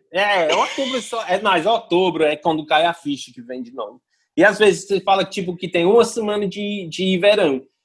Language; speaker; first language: Portuguese; non-native, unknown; English